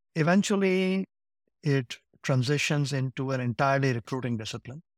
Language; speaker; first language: English; non-native, local second language; Gujarati